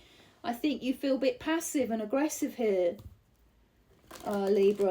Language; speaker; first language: English; native; English